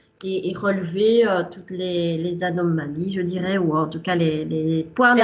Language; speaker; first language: French; native; French